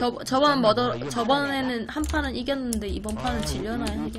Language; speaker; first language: Korean; native; Korean